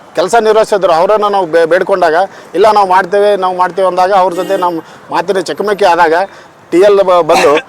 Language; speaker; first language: Kannada; native; Kannada